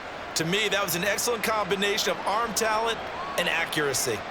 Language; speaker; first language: English; native; English